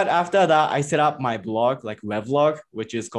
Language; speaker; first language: English; non-native, fluent; Japanese